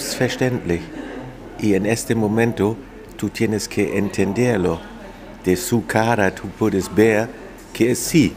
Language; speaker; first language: Spanish; non-native, fluent; German